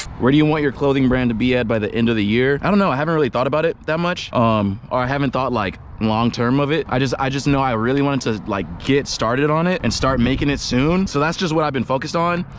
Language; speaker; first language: English; native; English